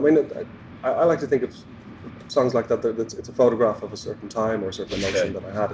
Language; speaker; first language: English; native; English